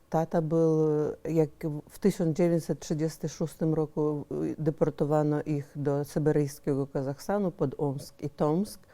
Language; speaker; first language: Polish; early bilingual, heritage; Polish